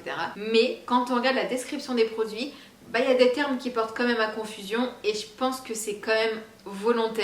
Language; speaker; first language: French; native; French